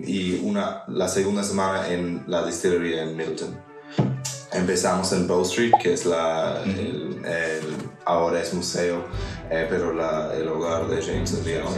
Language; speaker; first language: Spanish; non-native, fluent; English